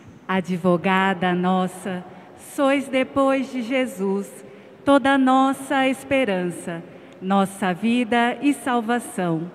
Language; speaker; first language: Portuguese; native; Portuguese